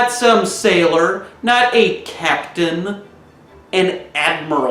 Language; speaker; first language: English; native; English